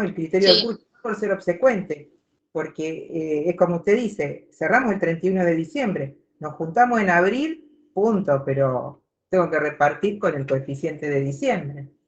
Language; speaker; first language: Spanish; native; Spanish